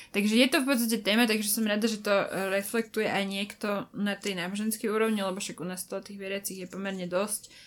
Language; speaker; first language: Slovak; native; Slovak